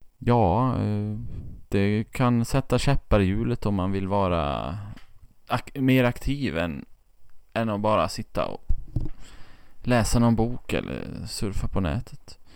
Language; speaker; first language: Swedish; native; Swedish